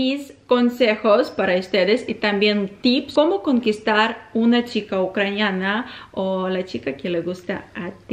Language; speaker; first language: Spanish; non-native, fluent; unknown